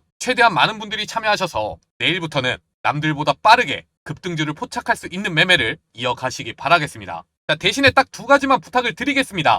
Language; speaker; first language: Korean; native; Korean